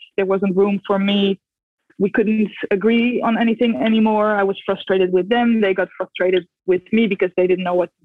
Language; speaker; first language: English; non-native, fluent; Dutch